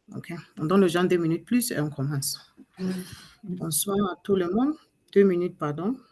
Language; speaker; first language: French; non-native, learner; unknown